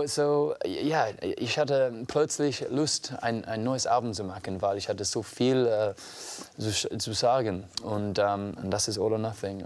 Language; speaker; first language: German; non-native, learner; English